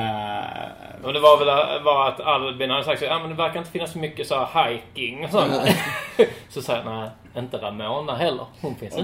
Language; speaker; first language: Swedish; native; Swedish